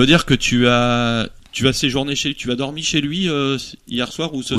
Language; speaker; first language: French; native; French